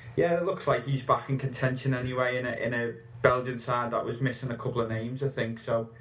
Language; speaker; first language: English; native; English